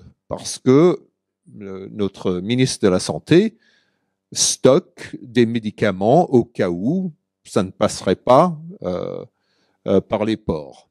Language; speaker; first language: French; early bilingual, other home language; English